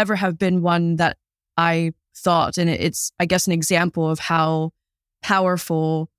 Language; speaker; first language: English; native; English